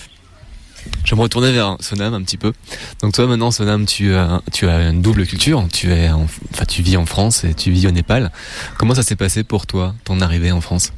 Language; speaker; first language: French; native; French